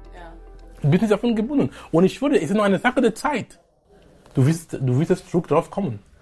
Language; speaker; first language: German; non-native, fluent; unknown